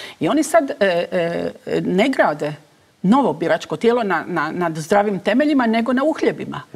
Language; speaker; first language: Croatian; early bilingual, heritage; Croatian